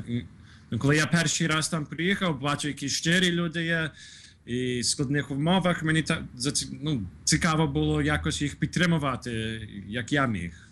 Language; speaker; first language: Ukrainian; early bilingual, heritage; Ukrainian